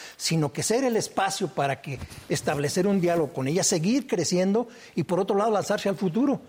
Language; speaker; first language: Spanish; native; Spanish